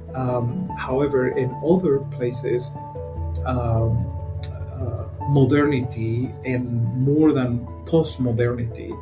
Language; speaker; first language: English; non-native, fluent; Spanish